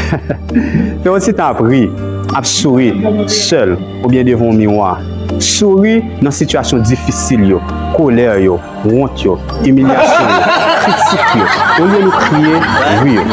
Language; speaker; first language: French; non-native, local second language; Haitian Creole